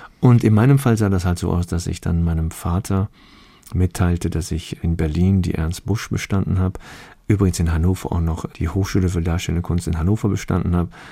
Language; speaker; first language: German; early bilingual, other home language; Turkish